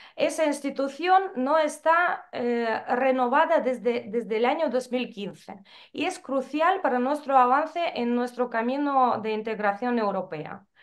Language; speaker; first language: Spanish; non-native, fluent; Ukrainian